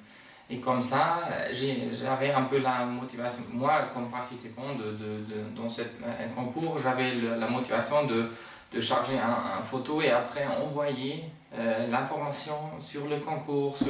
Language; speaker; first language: French; non-native, fluent; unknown